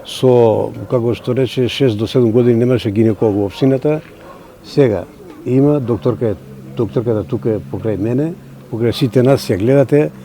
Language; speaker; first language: Macedonian; native; Macedonian